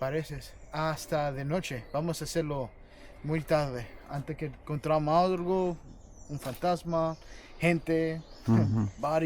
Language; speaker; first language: Spanish; early bilingual, heritage; English